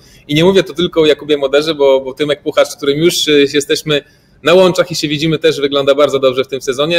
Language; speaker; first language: Polish; native; Polish